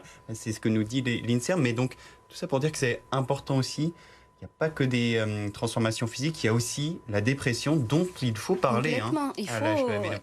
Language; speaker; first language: French; native; French